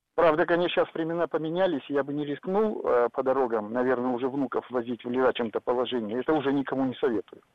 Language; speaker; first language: Russian; native; Russian